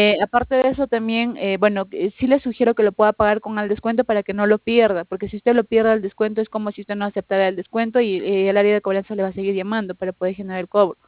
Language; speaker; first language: Spanish; native; Spanish